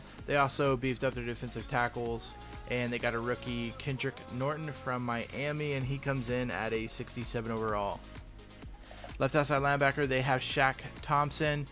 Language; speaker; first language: English; native; English